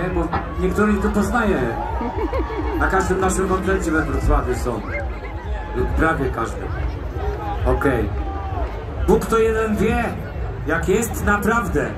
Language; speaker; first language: Polish; native; Polish